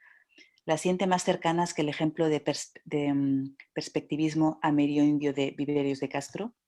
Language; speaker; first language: Spanish; native; Spanish